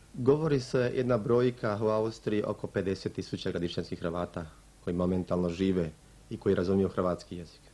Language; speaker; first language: Croatian; native; Croatian